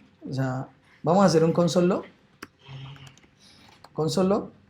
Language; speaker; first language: Spanish; native; Spanish